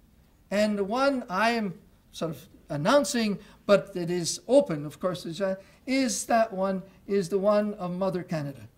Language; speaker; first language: English; non-native, local second language; French